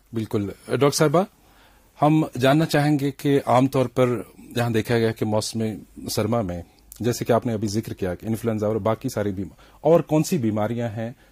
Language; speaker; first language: Hindi; non-native, local second language; Kashmiri